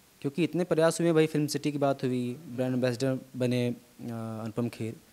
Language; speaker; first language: Hindi; native; Hindi